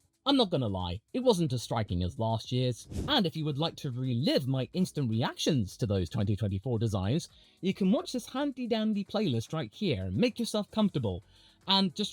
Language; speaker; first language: English; native; English